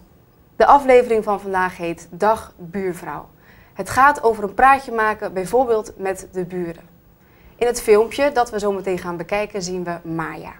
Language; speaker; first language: Dutch; native; Dutch